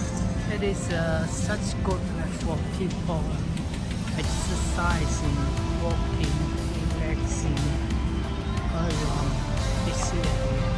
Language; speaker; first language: English; non-native, learner; Khmer